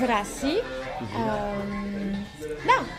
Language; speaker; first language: Russian; non-native, learner; French